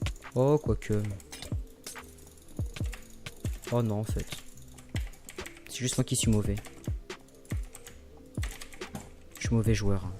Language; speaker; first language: French; native; French